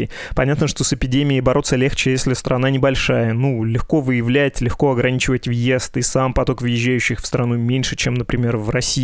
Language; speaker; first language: Russian; native; Russian